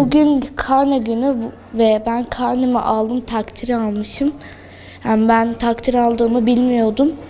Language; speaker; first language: Turkish; early bilingual, other home language; Arabic